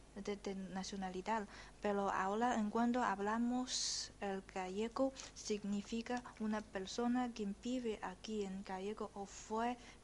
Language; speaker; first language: Spanish; non-native, fluent; Chinese